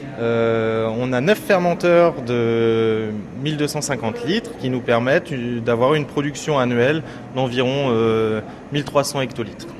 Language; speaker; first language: French; native; French